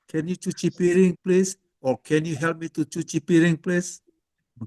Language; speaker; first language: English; non-native, fluent; Indonesian